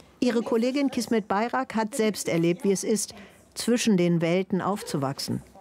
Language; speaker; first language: German; native; German